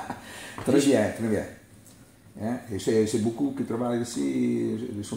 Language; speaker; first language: French; non-native, learner; Italian